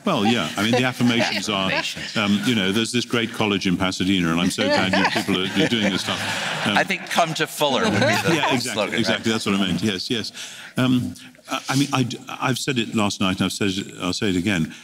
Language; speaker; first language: English; native; English